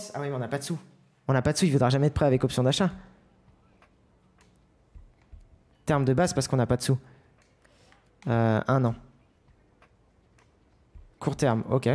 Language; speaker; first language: French; native; French